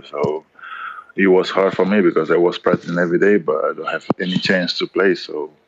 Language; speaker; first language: English; non-native, learner; Kabuverdianu